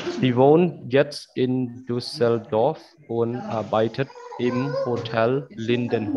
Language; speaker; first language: German; non-native, fluent; Khmer